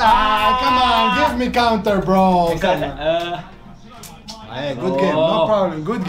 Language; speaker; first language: English; non-native, learner; Arabic